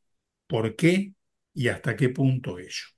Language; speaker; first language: Spanish; native; Spanish